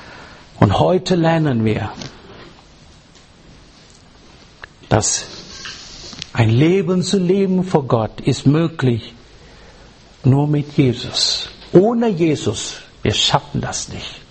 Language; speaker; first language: German; non-native, learner; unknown